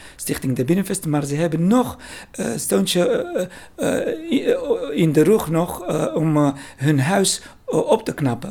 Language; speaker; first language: Dutch; non-native, learner; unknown